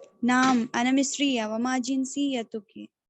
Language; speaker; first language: Arabic; non-native, learner; Urdu